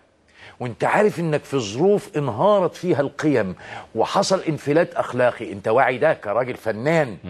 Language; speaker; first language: Arabic; native; Arabic